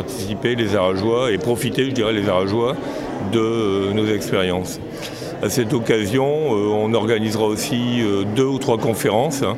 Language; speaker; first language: French; native; French